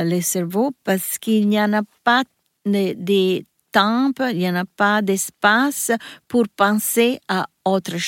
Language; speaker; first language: French; non-native, learner; Italian